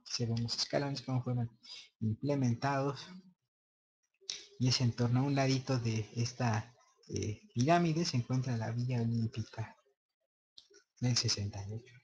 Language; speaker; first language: Spanish; native; Spanish